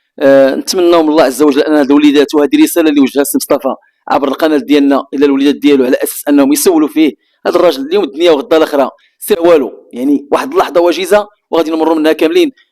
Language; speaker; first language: Arabic; native; Arabic